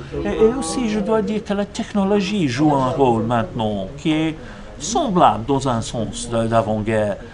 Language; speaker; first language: French; non-native, fluent; English